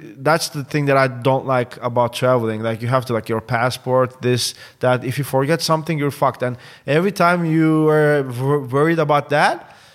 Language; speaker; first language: English; non-native, fluent; Turkish